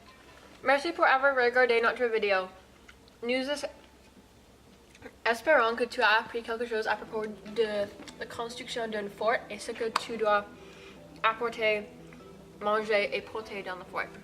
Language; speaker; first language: French; non-native, learner; English